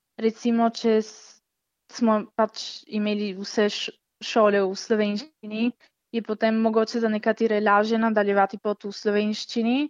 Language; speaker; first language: Slovenian; native; Slovenian